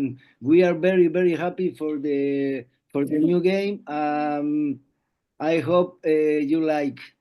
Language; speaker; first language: English; non-native, learner; Spanish